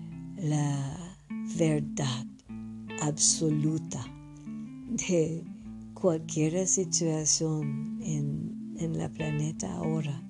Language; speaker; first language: Spanish; non-native, fluent; French